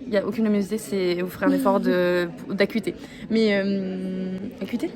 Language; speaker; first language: French; native; French